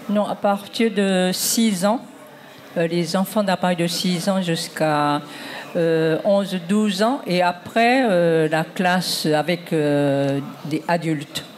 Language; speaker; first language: French; non-native, fluent; Japanese